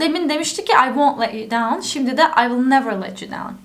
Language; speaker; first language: English; non-native, fluent; Turkish